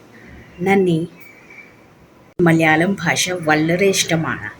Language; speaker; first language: Malayalam; non-native, learner; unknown